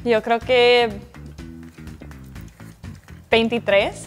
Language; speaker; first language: Spanish; early bilingual, heritage; English